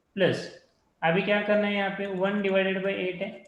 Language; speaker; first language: Hindi; non-native, local second language; Marathi